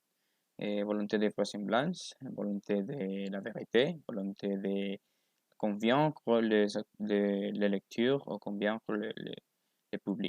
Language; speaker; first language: French; non-native, learner; Spanish